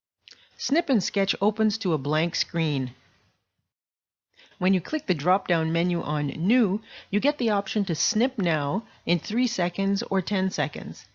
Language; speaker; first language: English; native; English